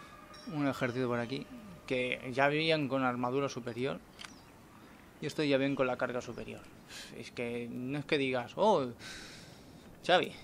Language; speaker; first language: Spanish; native; Spanish